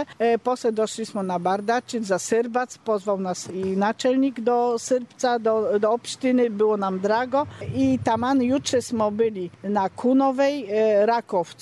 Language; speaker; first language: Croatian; non-native, learner; Polish